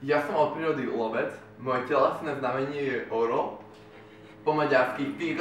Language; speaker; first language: Slovak; non-native, local second language; Hungarian